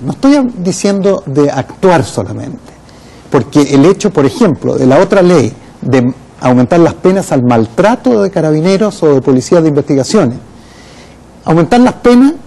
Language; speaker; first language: Spanish; native; Spanish